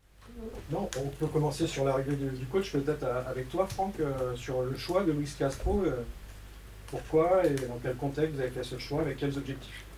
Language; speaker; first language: French; native; French